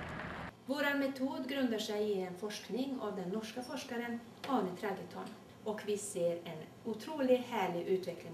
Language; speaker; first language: Swedish; native; Swedish